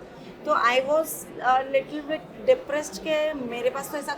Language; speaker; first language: Hindi; native; Hindi